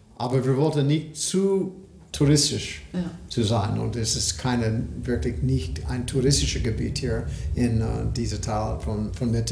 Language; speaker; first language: German; non-native, learner; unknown